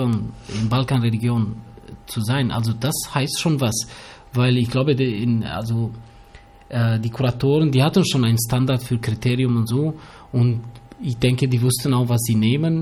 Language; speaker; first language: German; early bilingual, other home language; Albanian